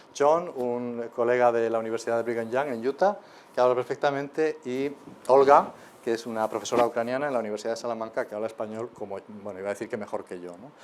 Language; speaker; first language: Spanish; native; Spanish